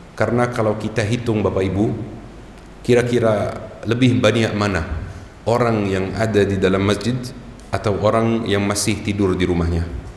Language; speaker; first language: Indonesian; non-native, fluent; Arabic